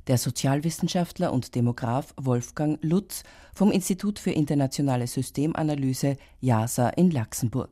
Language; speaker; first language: German; native; German